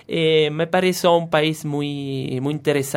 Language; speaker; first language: Spanish; non-native, fluent; Italian